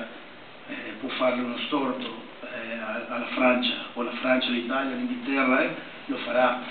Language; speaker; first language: Italian; non-native, fluent; Spanish